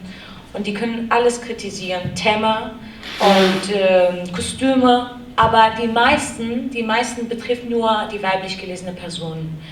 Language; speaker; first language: German; non-native, learner; Kurdish